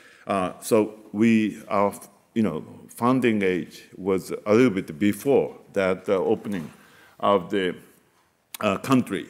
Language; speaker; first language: English; non-native, fluent; Japanese